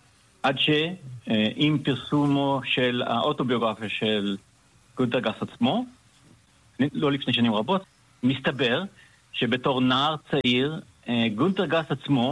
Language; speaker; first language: Hebrew; native; Hebrew